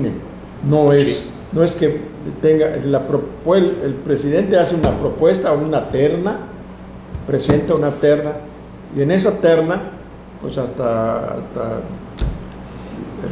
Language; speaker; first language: Spanish; native; Spanish